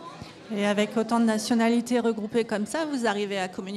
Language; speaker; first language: French; native; French